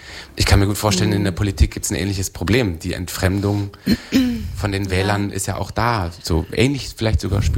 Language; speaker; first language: German; native; German